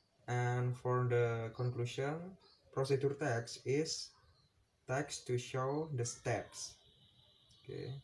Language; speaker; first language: English; non-native, learner; Indonesian